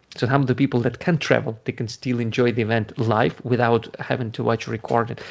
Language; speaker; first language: English; non-native, fluent; Ukrainian